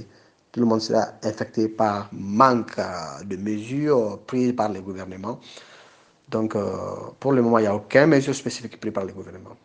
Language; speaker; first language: French; non-native, local second language; Bambara